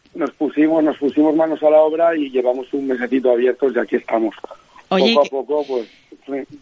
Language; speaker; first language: Spanish; native; Spanish